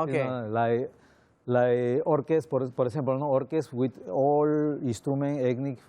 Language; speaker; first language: English; non-native, learner; Spanish